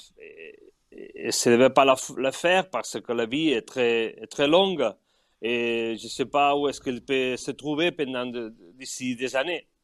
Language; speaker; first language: French; non-native, learner; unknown